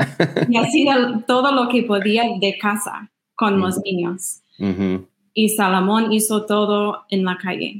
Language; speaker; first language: Spanish; non-native, fluent; English